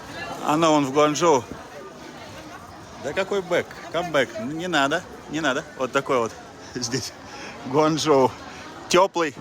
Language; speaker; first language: Russian; native; Russian